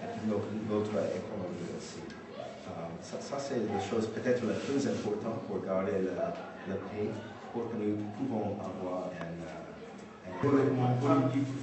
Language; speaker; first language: French; non-native, fluent; English